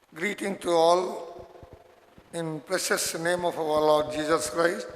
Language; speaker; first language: English; non-native, local second language; Telugu